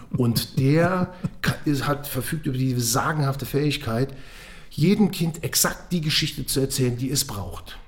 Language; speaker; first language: German; native; German